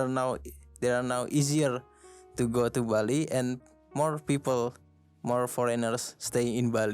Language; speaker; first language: English; non-native, learner; Indonesian